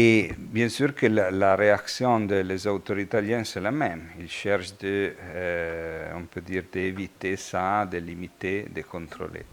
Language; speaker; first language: French; non-native, fluent; Italian